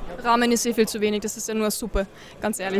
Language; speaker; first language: German; native; German